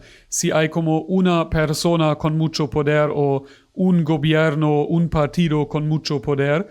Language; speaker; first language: Spanish; non-native, fluent; German